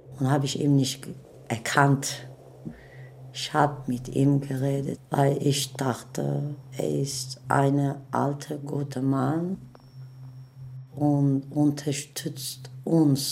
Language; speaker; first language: German; non-native, learner; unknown